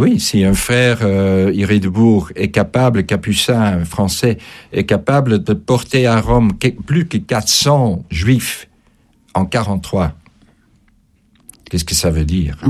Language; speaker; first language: French; non-native, fluent; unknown